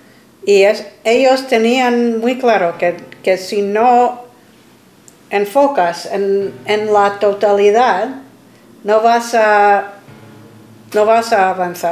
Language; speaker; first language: Spanish; non-native, fluent; English